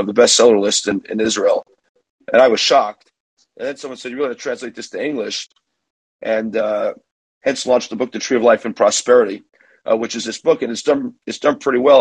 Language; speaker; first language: English; native; English